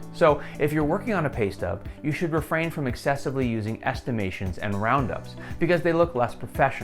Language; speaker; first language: English; native; English